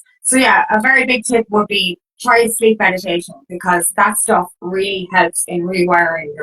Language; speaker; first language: English; native; English